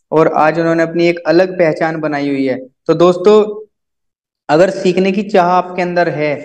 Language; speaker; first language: Hindi; native; Hindi